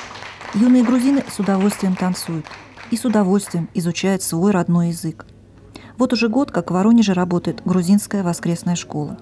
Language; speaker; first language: Russian; native; Russian